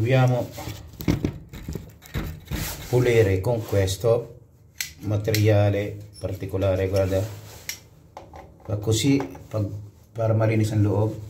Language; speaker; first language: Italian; non-native, learner; Filipino